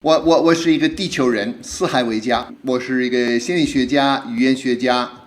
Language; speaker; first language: Chinese; non-native, fluent; English